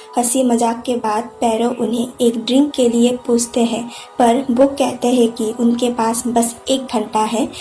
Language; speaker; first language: Hindi; non-native, local second language; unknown